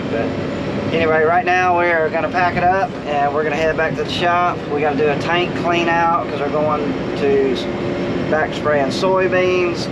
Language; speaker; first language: English; native; English